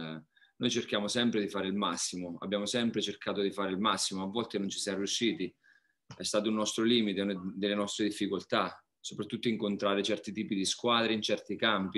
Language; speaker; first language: Italian; native; Italian